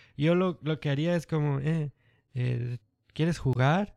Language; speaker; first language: Spanish; native; Spanish